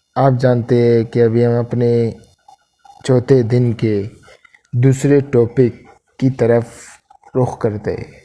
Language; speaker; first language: Urdu; native; Urdu